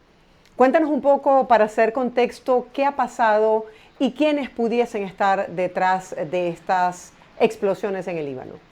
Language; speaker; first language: Spanish; native; Spanish